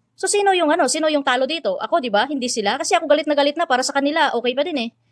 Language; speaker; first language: Filipino; non-native, local second language; Hiligaynon